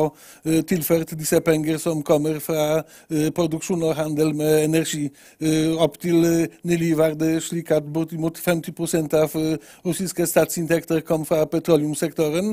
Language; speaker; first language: Norwegian; non-native, fluent; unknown